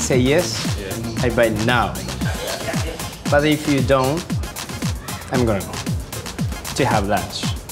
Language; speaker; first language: English; non-native, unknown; Japanese